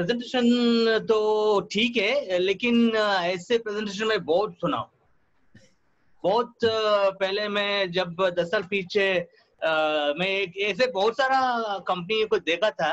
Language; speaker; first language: Hindi; non-native, local second language; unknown